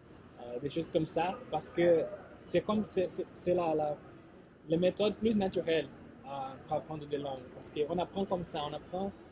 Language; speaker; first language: French; non-native, fluent; Portuguese